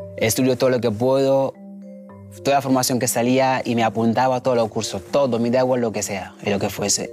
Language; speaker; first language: Spanish; non-native, fluent; Mandingo